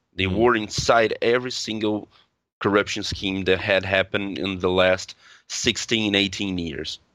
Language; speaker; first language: English; non-native, fluent; Portuguese